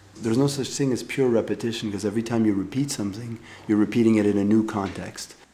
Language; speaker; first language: English; native; English